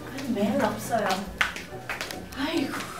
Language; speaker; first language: Korean; non-native, learner; English